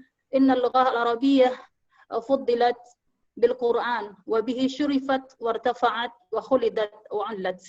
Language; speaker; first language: Arabic; non-native, fluent; Indonesian